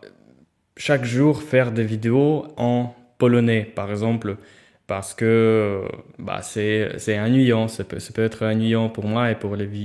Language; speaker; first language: French; non-native, fluent; Russian